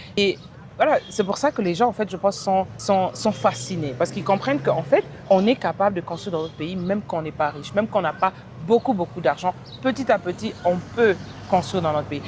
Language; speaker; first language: French; early bilingual, heritage; French